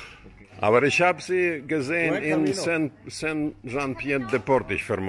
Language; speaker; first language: German; non-native, fluent; Russian